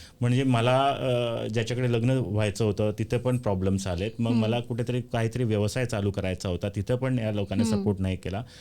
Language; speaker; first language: Marathi; non-native, local second language; Konkani